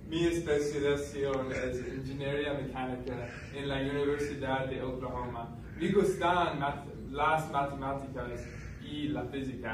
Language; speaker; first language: Spanish; non-native, learner; English